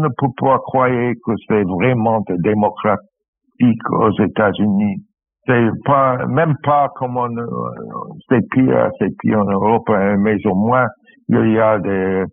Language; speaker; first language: French; non-native, learner; English